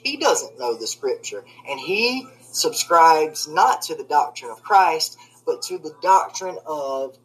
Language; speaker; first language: English; native; English